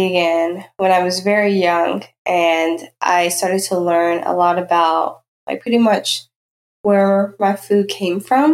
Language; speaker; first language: English; native; English